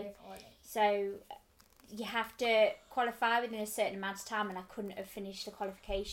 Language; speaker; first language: English; native; English